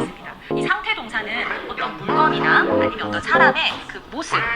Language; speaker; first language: Korean; native; Korean